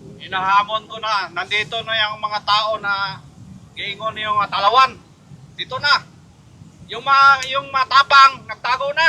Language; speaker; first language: Filipino; non-native, local second language; Cebuano